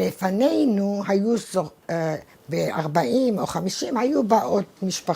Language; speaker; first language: Hebrew; non-native, fluent; Arabic